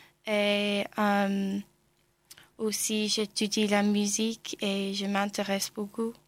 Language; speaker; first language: French; non-native, learner; English